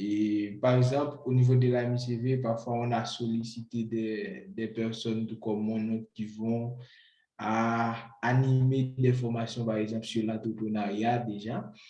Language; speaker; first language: French; non-native, local second language; Haitian Creole